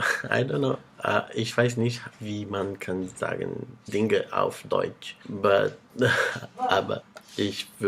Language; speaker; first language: German; non-native, learner; Portuguese